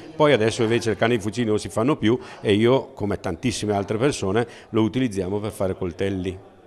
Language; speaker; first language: Italian; native; Italian